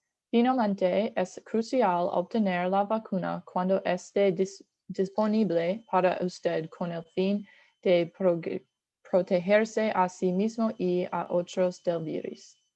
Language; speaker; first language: Spanish; non-native, learner; English